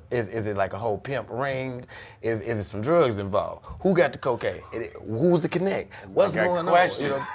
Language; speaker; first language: English; native; English